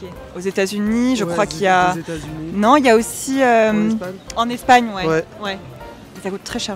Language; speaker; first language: French; native; French